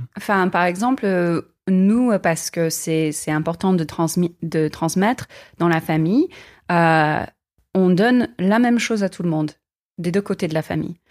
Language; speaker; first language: French; non-native, fluent; English